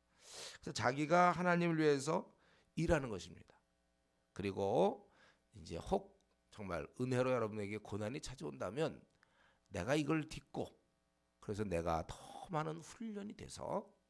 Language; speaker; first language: Korean; native; Korean